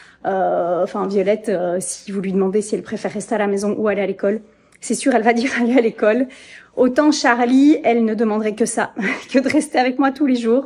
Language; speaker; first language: French; native; French